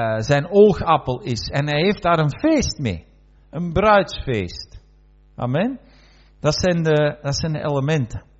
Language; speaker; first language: Dutch; native; Dutch